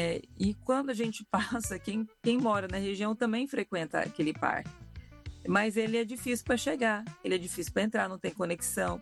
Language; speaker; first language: Portuguese; native; Portuguese